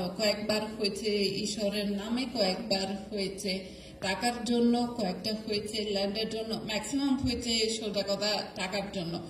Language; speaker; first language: Bangla; non-native, fluent; Italian